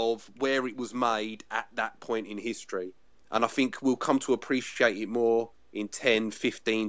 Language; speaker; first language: English; native; English